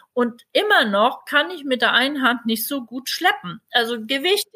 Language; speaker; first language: German; native; German